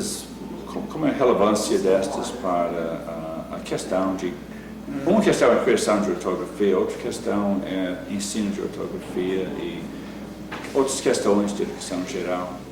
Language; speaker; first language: Portuguese; non-native, fluent; English